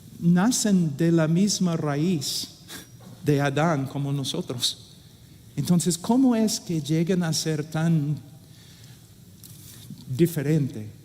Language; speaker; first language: Spanish; non-native, fluent; English